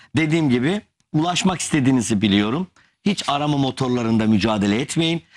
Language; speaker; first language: Turkish; native; Turkish